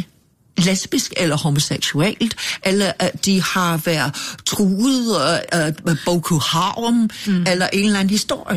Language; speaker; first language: Danish; non-native, fluent; English